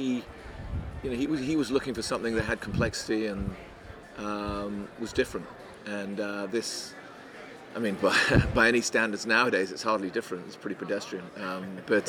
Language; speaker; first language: English; native; English